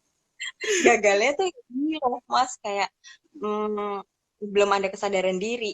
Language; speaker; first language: Indonesian; native; Indonesian